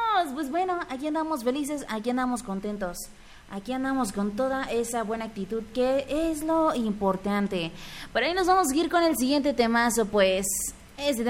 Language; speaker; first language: Spanish; native; Spanish